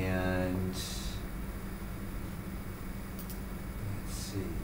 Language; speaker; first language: English; native; English